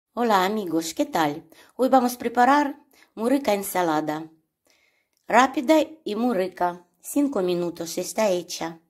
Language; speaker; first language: Spanish; non-native, learner; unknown